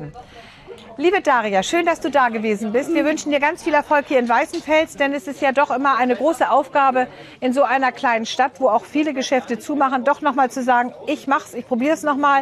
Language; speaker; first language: German; native; German